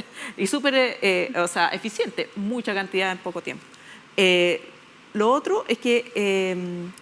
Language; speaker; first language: Spanish; native; Spanish